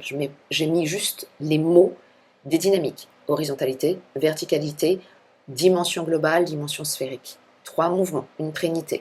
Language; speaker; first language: French; native; French